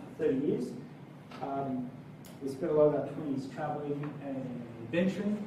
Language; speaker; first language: English; native; English